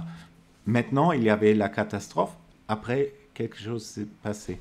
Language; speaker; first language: French; non-native, fluent; German